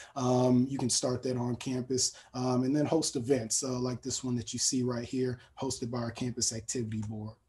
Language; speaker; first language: English; native; English